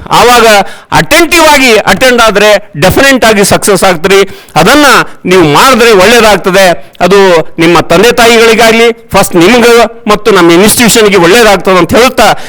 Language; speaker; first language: Kannada; native; Kannada